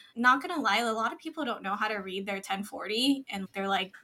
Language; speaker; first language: English; early bilingual, other home language; Filipino